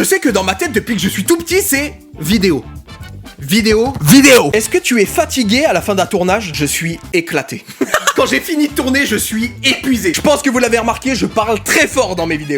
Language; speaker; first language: French; native; French